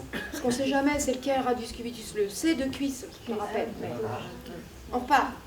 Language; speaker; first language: French; native; French